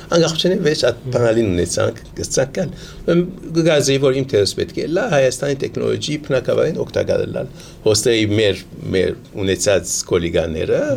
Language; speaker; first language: Armenian; early bilingual, heritage; Armenian